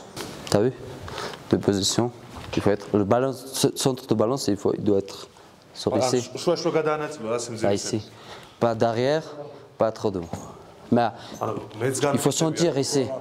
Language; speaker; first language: French; non-native, learner; Georgian